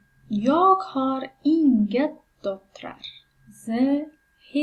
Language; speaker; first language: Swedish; non-native, fluent; Pashto